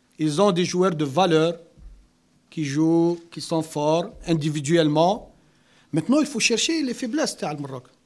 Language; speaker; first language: French; non-native, local second language; Arabic